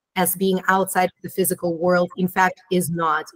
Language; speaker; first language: English; early bilingual, other home language; Romanian